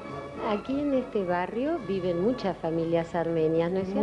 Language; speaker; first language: Spanish; native; Spanish